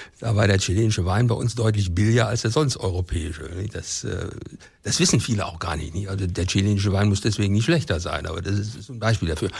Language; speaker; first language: German; native; German